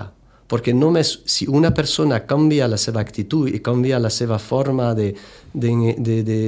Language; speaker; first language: Catalan; non-native, fluent; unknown